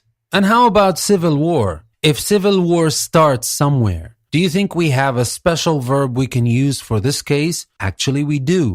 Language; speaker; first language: English; non-native, fluent; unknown